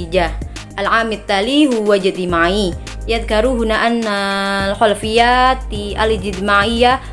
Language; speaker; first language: Arabic; non-native, learner; Indonesian